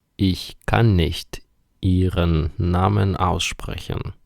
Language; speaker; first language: German; non-native, fluent; Ukrainian